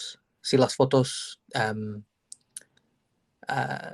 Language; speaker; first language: Spanish; non-native, learner; English